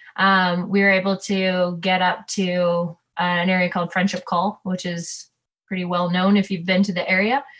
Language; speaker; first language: English; native; English